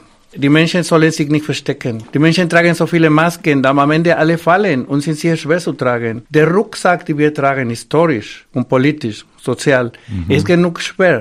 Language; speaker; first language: German; non-native, fluent; Spanish